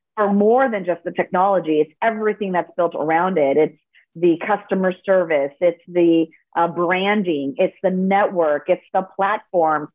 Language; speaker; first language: English; early bilingual, other home language; Spanish